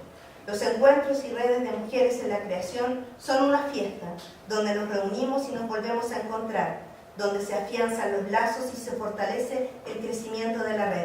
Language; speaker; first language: Spanish; native; Spanish